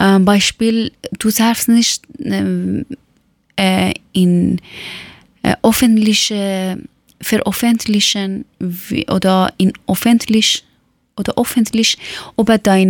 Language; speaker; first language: German; non-native, learner; Persian